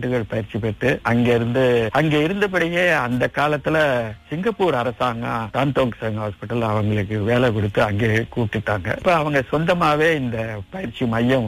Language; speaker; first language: Tamil; native; Tamil